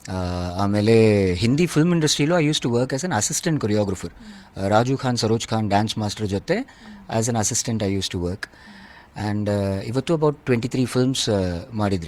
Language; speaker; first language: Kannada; non-native, learner; Malayalam